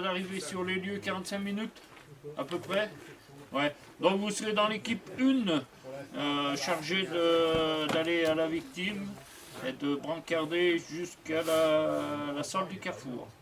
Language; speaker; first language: French; native; French